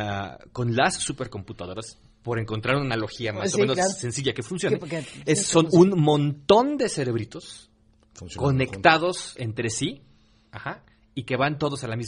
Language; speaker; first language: Spanish; native; Spanish